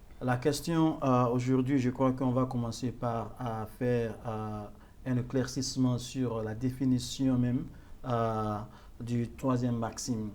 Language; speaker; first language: French; non-native, fluent; Yoruba